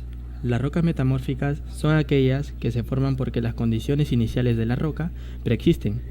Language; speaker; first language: Spanish; native; Spanish